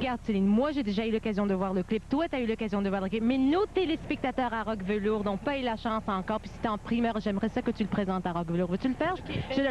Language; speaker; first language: French; native; French